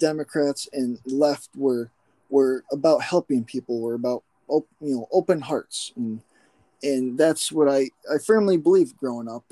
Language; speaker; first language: English; native; English